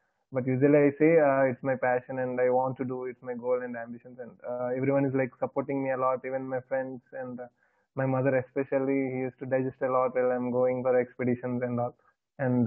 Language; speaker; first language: English; non-native, local second language; Telugu